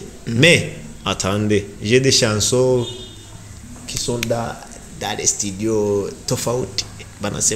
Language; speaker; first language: French; non-native, learner; Rundi